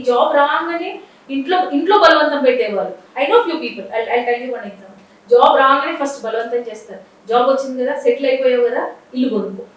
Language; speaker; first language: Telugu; native; Telugu